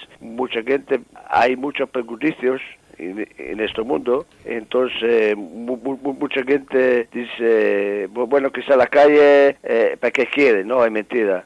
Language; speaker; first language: Spanish; non-native, learner; Italian